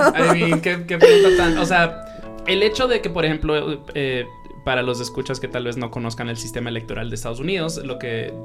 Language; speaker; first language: Spanish; native; Spanish